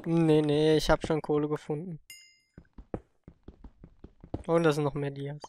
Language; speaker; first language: German; native; German